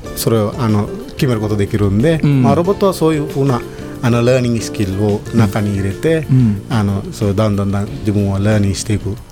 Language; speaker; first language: Japanese; non-native, fluent; Sinhala